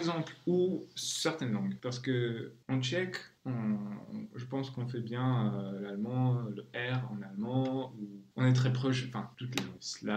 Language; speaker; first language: French; non-native, fluent; Czech